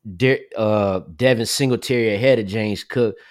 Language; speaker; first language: English; native; English